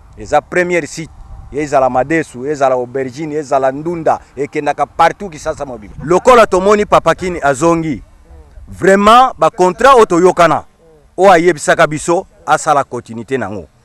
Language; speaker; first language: Lingala; non-native, local second language; Kongo